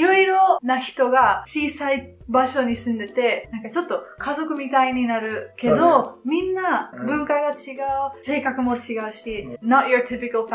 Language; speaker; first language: Japanese; non-native, fluent; Dutch